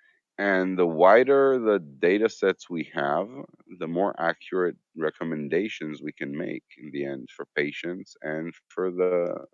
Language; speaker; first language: English; non-native, fluent; Hebrew